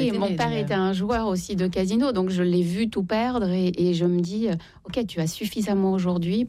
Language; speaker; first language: French; native; French